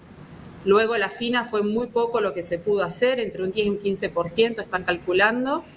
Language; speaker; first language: Spanish; native; Spanish